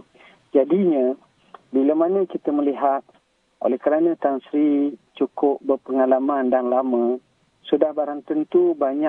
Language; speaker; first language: Malay; native; Malay